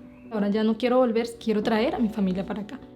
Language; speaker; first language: Portuguese; non-native, learner; Spanish